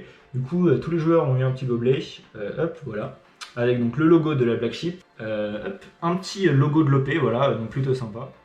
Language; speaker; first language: French; native; French